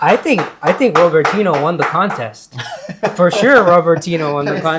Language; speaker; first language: English; early bilingual, heritage; English